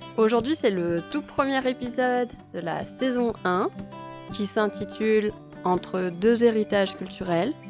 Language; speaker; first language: French; native; French